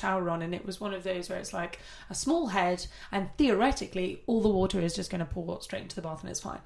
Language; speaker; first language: English; native; English